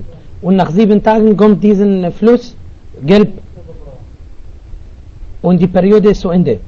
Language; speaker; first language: German; non-native, fluent; Arabic